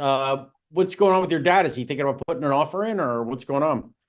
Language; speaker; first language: English; native; English